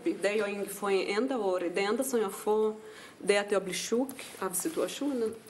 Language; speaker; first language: Swedish; non-native, fluent; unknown